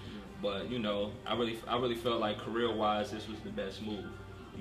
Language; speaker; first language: English; native; English